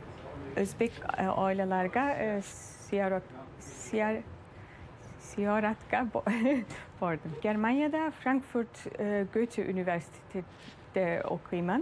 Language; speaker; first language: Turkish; early bilingual, heritage; German